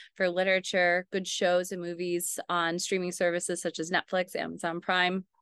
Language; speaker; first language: English; native; English